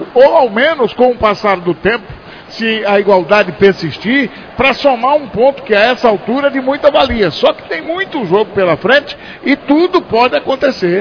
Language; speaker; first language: Portuguese; native; Portuguese